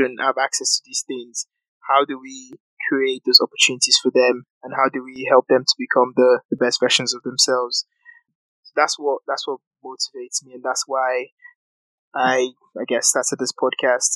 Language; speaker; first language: English; non-native, local second language; Yoruba